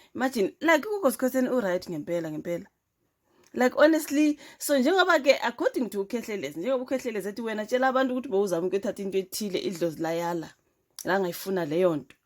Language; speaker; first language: Zulu; native; Zulu